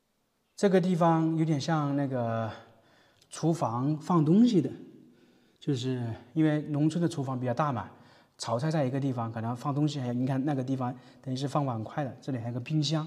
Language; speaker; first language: Chinese; native; Chinese